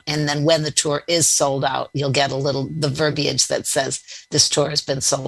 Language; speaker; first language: English; native; English